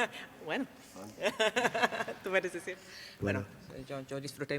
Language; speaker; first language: Spanish; non-native, fluent; English